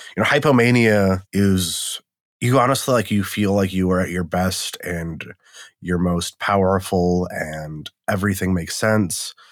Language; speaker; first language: English; native; English